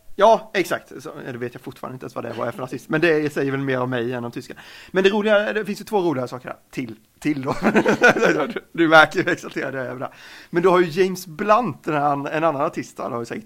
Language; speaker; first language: Swedish; native; Swedish